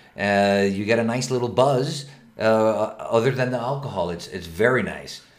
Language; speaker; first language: English; non-native, fluent; Spanish